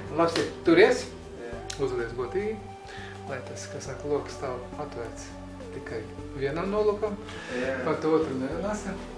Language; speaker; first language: Latvian; non-native, local second language; Russian